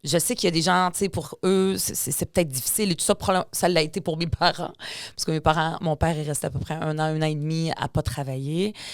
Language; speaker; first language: French; early bilingual, other home language; Arabic